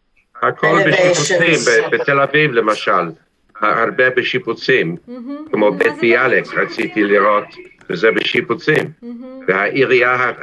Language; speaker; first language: Hebrew; non-native, fluent; English